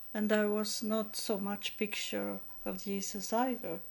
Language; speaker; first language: English; non-native, learner; Swedish